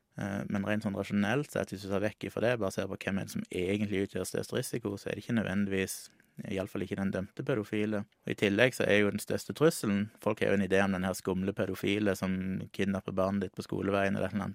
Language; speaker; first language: Norwegian; native; Norwegian